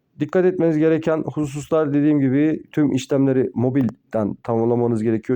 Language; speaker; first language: Turkish; native; Turkish